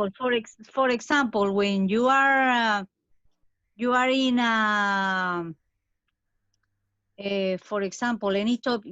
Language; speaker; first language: English; non-native, fluent; Spanish